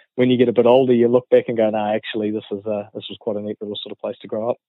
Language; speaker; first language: English; native; English